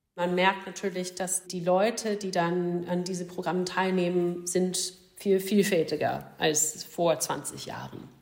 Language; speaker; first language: German; non-native, fluent; English